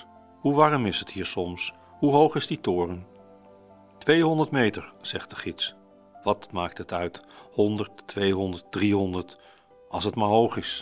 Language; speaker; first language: Dutch; native; Dutch